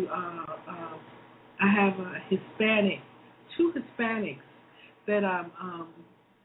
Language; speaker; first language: English; native; English